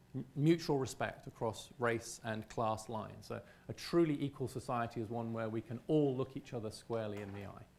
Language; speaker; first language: English; native; English